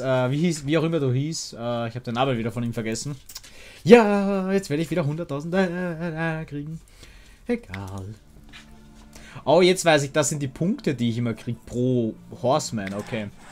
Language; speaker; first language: German; native; German